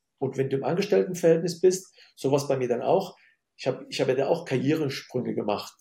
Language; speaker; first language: German; early bilingual, other home language; Arabic